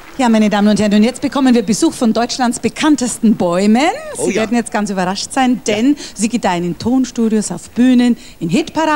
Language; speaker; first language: German; native; German